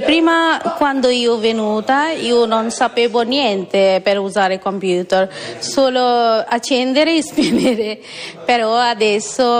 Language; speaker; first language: Italian; non-native, learner; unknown